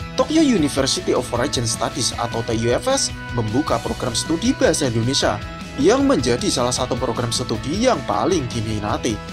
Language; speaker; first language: Indonesian; native; Indonesian